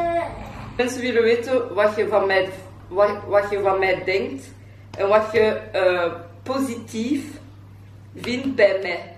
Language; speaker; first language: Dutch; non-native, local second language; French